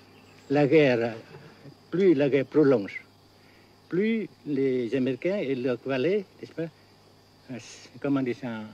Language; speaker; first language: French; non-native, fluent; Vietnamese